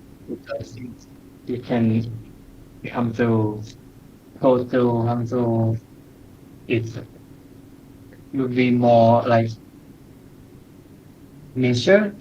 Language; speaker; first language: English; non-native, learner; Thai